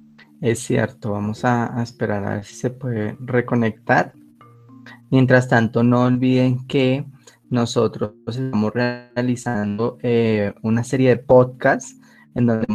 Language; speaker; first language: Spanish; native; Spanish